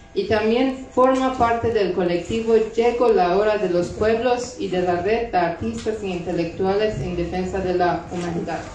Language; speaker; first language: Spanish; non-native, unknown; Persian